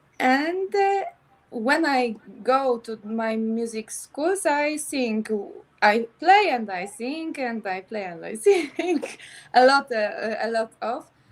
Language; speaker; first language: English; non-native, learner; Polish